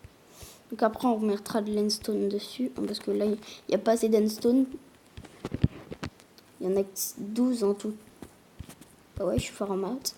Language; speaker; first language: French; native; French